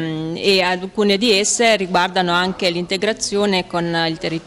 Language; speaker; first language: Italian; native; Italian